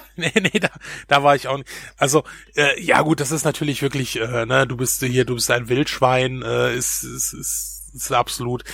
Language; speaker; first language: German; native; German